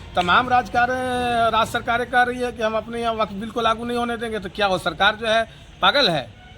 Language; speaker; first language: Hindi; native; Hindi